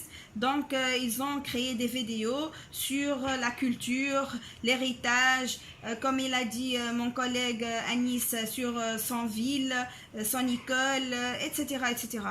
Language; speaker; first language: French; non-native, local second language; Arabic